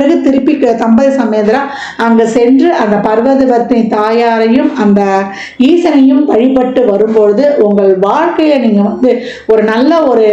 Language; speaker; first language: Tamil; native; Tamil